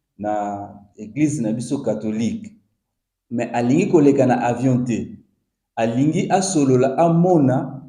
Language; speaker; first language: Lingala; non-native, local second language; Kongo